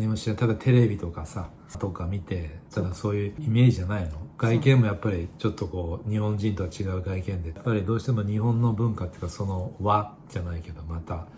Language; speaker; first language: Japanese; native; Japanese